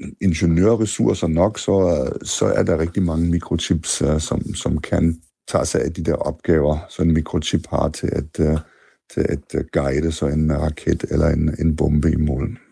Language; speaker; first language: Danish; non-native, fluent; German